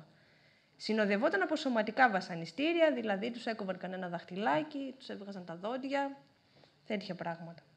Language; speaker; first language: Greek; native; Greek